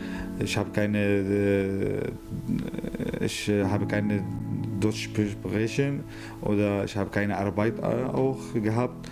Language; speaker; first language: German; non-native, learner; Arabic